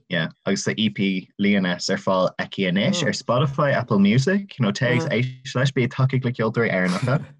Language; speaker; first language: Irish; non-native, local second language; English